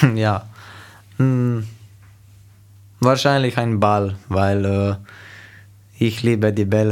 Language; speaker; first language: German; non-native, fluent; Slovenian